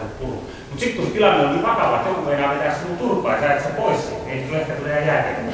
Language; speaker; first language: Finnish; native; Finnish